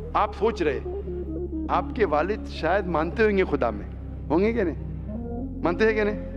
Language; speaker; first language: Hindi; non-native, local second language; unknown